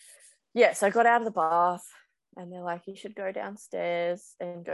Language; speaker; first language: English; native; English